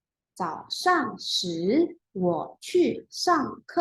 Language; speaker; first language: Chinese; non-native, fluent; Indonesian